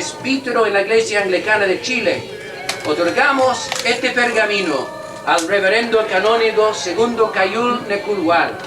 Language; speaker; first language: Spanish; non-native, fluent; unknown